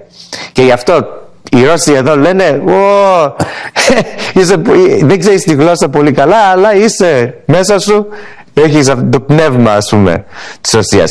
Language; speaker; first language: Greek; early bilingual, heritage; Greek